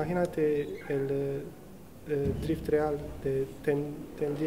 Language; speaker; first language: Spanish; non-native, learner; English